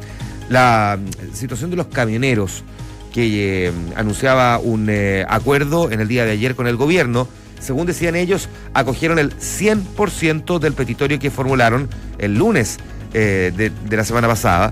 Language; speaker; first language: Spanish; native; Spanish